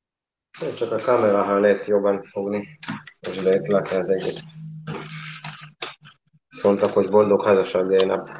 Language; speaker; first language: Hungarian; non-native, learner; Hebrew